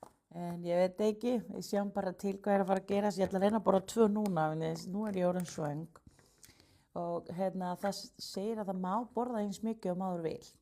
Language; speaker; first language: Icelandic; non-native, learner; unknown